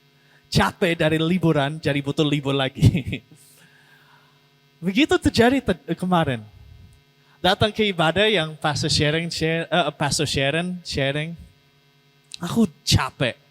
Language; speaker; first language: Indonesian; non-native, learner; English